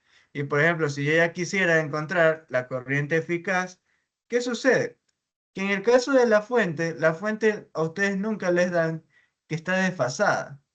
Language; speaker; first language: Spanish; native; Spanish